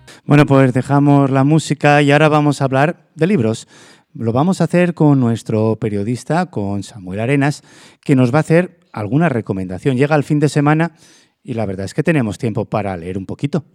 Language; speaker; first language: Spanish; native; Spanish